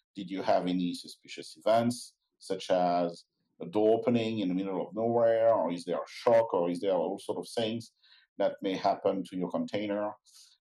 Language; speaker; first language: English; non-native, fluent; French